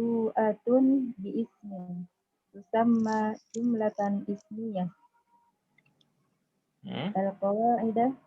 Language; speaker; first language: Arabic; non-native, learner; Indonesian